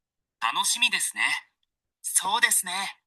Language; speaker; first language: Japanese; non-native, learner; Sinhala